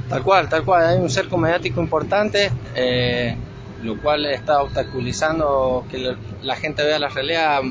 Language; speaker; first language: Spanish; native; Spanish